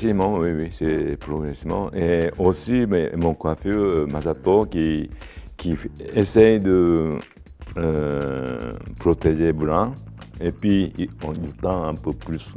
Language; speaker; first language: French; non-native, fluent; Japanese